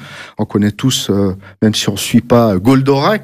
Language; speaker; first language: French; native; French